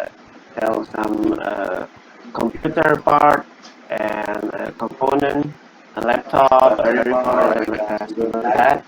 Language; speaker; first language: English; non-native, learner; Indonesian